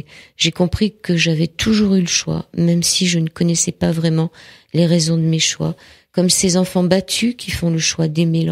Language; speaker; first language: French; native; French